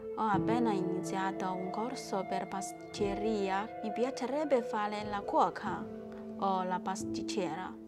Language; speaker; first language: Italian; non-native, learner; Chinese